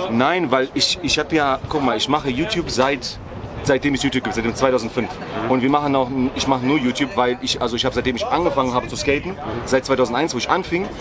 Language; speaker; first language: German; early bilingual, other home language; Ukrainian